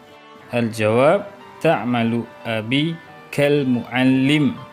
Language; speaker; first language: Arabic; non-native, fluent; Malay